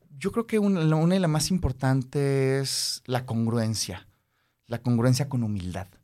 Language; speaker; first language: Spanish; native; Spanish